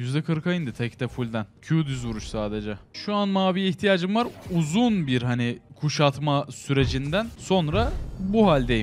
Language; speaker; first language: Turkish; native; Turkish